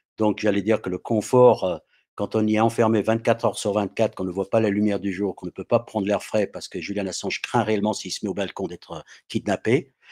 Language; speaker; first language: French; non-native, fluent; English